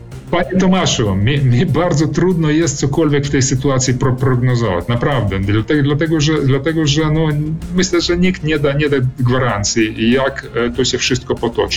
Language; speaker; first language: Polish; early bilingual, heritage; Polish